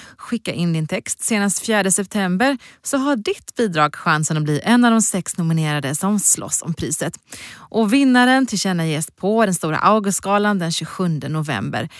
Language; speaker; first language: Swedish; native; Swedish